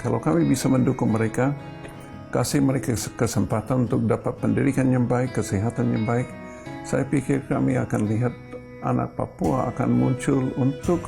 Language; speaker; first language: Indonesian; non-native, fluent; English